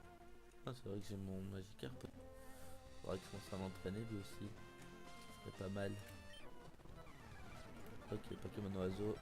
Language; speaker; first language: French; native; French